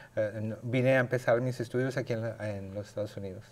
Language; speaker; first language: Spanish; native; Spanish